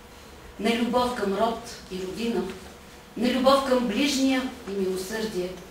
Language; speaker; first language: Bulgarian; native; Bulgarian